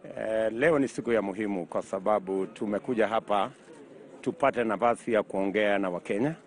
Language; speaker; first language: Swahili; non-native, local second language; Kalenjin